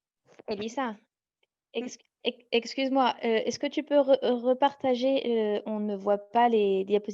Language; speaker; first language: French; native; French